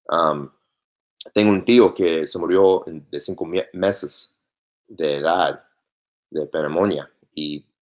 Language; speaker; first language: Spanish; non-native, learner; English